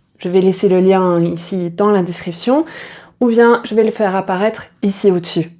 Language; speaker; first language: French; native; French